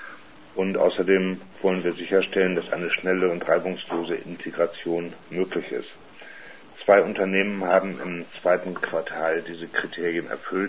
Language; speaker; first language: German; native; German